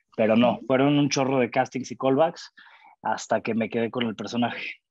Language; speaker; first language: Spanish; native; Spanish